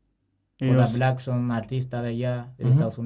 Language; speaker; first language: Spanish; non-native, learner; Haitian Creole